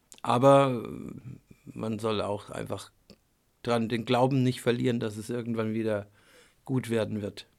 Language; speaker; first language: German; native; German